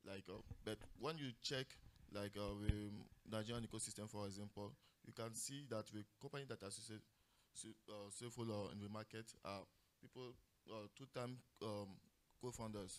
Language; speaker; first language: English; non-native, local second language; French